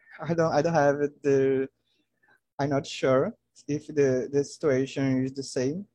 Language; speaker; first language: English; non-native, learner; Portuguese